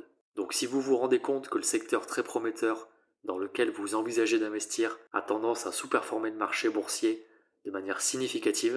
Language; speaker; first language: French; native; French